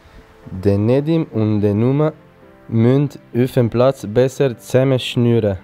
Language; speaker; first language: German; non-native, learner; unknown